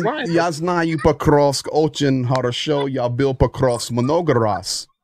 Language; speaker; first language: Russian; non-native, learner; English